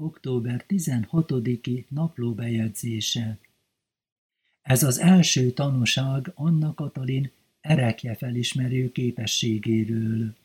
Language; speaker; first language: Hungarian; native; Hungarian